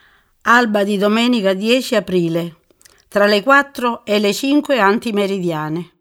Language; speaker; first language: Italian; native; Italian